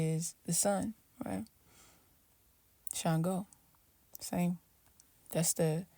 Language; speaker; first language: English; native; English